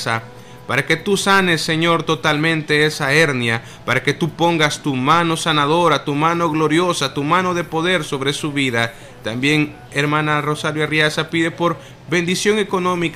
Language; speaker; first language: Spanish; native; Spanish